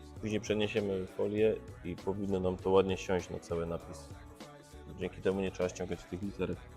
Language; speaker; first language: Polish; native; Polish